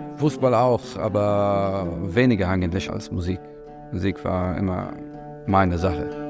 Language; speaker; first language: German; non-native, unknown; Arabic